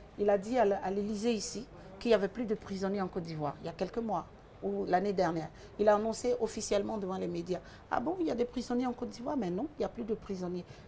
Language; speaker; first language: French; early bilingual, other home language; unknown